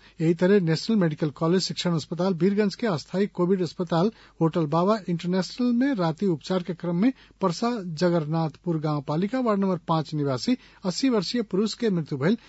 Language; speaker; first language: Bhojpuri; non-native, local second language; Nepali